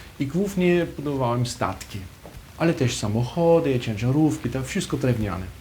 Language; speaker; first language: Polish; non-native, fluent; German